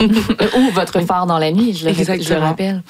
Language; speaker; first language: French; native; French